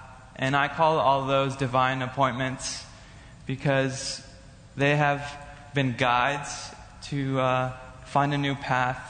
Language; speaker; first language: English; native; English